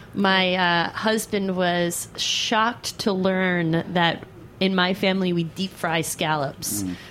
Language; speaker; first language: English; native; English